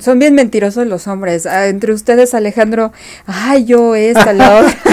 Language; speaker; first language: Spanish; native; Spanish